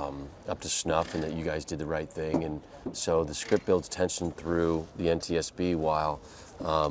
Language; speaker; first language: English; native; English